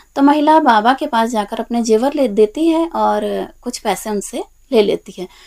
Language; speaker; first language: Hindi; native; Hindi